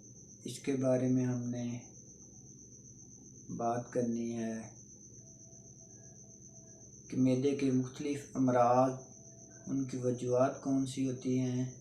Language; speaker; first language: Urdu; non-native, local second language; Punjabi